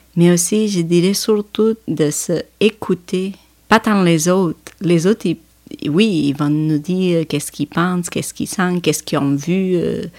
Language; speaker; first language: French; non-native, fluent; Spanish